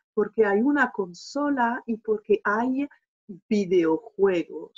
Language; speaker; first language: Spanish; non-native, fluent; French